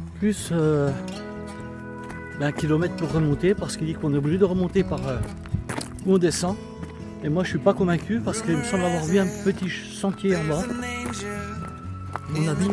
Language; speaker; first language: French; native; French